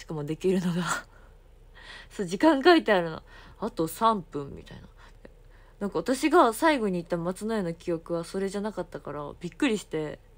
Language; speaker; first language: Japanese; native; Japanese